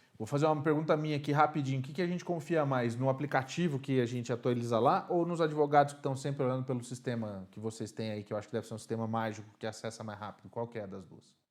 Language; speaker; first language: Portuguese; native; Portuguese